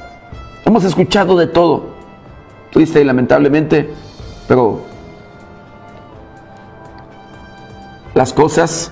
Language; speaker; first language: Spanish; native; Spanish